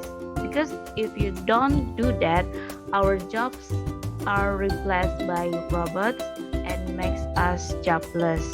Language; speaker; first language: English; non-native, learner; Indonesian